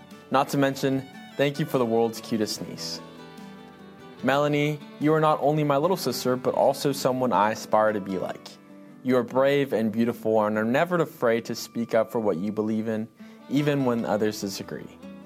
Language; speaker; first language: English; early bilingual, other home language; Spanish